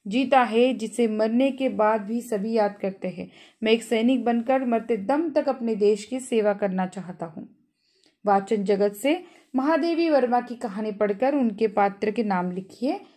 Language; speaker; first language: Hindi; non-native, local second language; Marathi